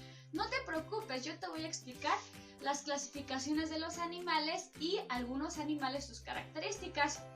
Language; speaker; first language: Spanish; native; Spanish